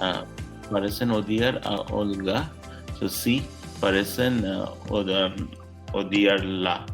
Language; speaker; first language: Spanish; non-native, learner; English